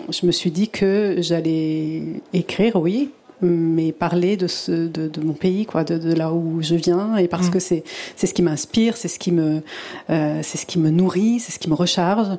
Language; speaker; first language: French; early bilingual, other home language; Italian